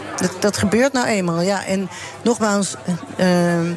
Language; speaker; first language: Dutch; native; Dutch